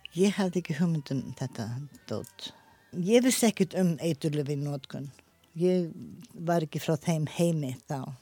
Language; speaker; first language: Icelandic; native; Icelandic